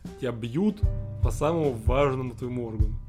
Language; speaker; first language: Russian; native; Russian